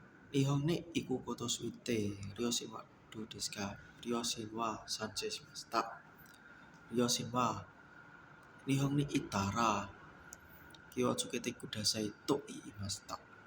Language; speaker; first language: Japanese; non-native, learner; Indonesian